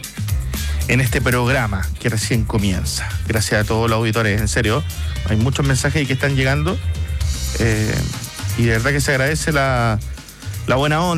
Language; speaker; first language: Spanish; native; Spanish